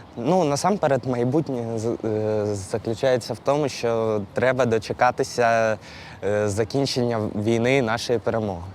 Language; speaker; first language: Ukrainian; native; Ukrainian